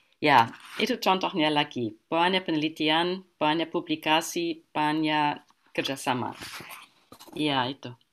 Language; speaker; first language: Indonesian; non-native, fluent; German